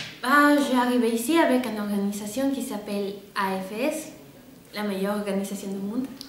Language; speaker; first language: French; non-native, fluent; Spanish